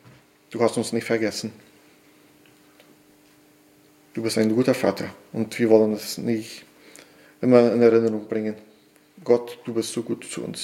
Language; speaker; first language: German; non-native, fluent; Portuguese